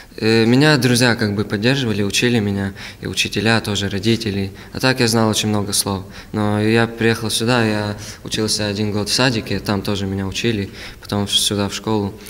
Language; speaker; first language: Russian; early bilingual, other home language; Hebrew